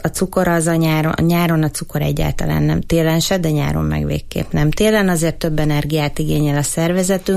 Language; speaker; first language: Hungarian; native; Hungarian